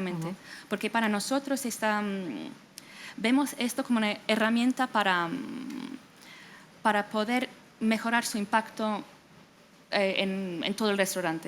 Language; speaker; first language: Spanish; non-native, fluent; English